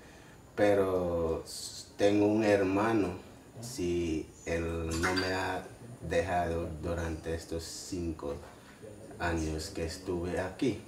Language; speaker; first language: Spanish; non-native, local second language; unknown